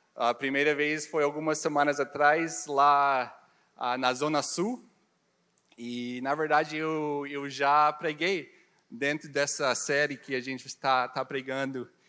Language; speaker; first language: Portuguese; non-native, learner; English